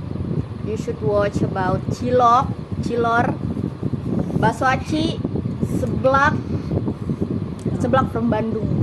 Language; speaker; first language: English; non-native, learner; Indonesian